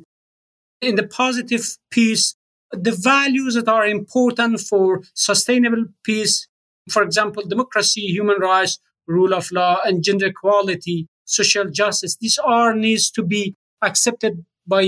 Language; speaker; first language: English; non-native, fluent; Persian